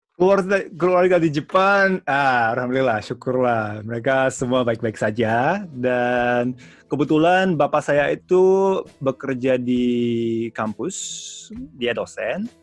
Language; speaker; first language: Indonesian; non-native, fluent; Japanese